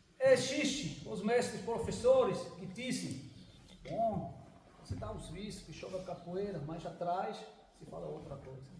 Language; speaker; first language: Portuguese; non-native, fluent; German